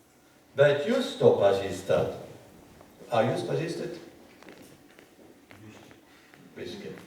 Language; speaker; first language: Latvian; non-native, learner; French